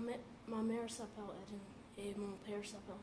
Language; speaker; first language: French; non-native, learner; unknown